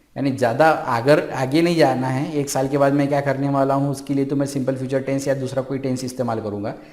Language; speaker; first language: Hindi; non-native, local second language; Marathi